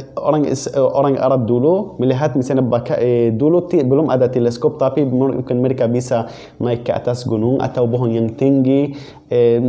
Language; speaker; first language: Indonesian; non-native, fluent; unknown